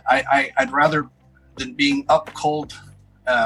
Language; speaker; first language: English; native; English